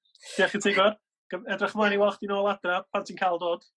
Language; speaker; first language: Welsh; native; Welsh